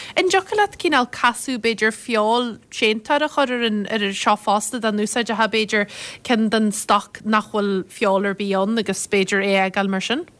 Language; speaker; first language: Irish; native; Irish